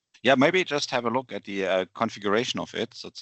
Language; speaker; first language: English; non-native, fluent; German